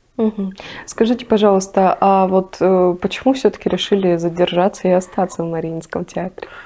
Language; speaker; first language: Russian; native; Russian